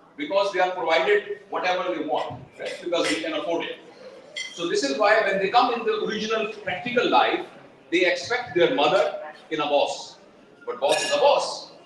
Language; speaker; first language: English; non-native, local second language; Urdu